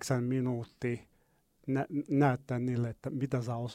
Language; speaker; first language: Finnish; non-native, learner; Arabic